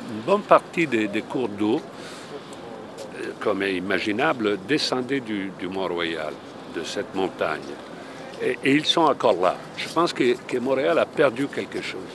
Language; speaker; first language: French; non-native, fluent; Italian